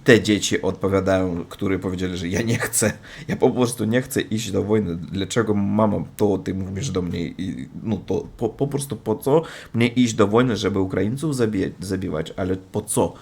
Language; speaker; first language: Polish; non-native, learner; Russian